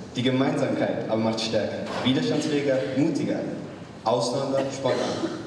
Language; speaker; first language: German; early bilingual, other home language; Turkish